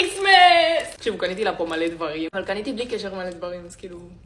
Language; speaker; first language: Hebrew; native; Hebrew